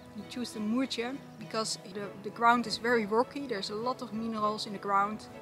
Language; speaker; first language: English; non-native, fluent; Dutch